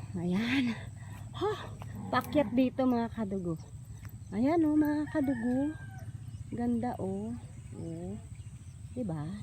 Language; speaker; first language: Filipino; native; Filipino